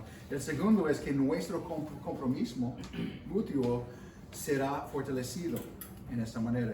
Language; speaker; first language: Spanish; non-native, fluent; English